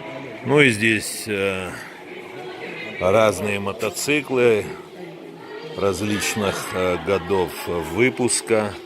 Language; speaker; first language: Russian; native; Russian